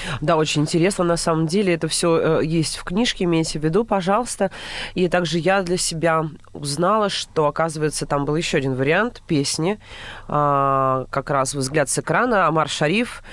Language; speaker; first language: Russian; native; Russian